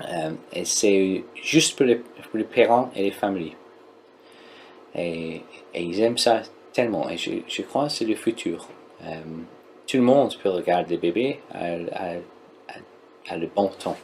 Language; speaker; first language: French; non-native, learner; English